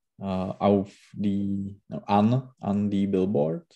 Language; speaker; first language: German; non-native, learner; Czech